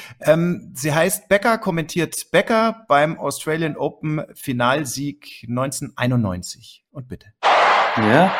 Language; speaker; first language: German; native; German